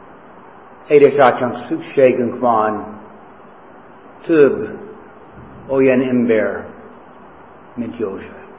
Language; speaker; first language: Hungarian; non-native, fluent; English